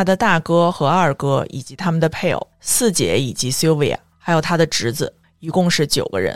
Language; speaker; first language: Chinese; native; Chinese